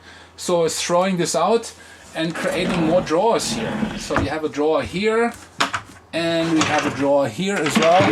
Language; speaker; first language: English; non-native, fluent; German